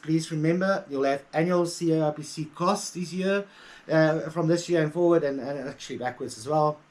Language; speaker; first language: English; native; English